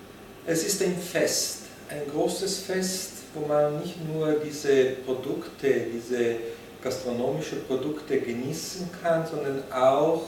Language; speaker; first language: German; non-native, fluent; Italian